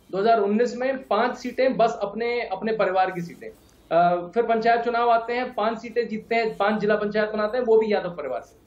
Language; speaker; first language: Hindi; native; Hindi